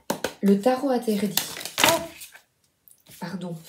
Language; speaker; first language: French; native; French